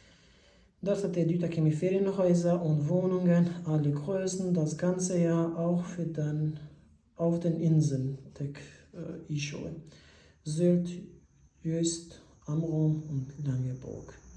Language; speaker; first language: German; non-native, fluent; Albanian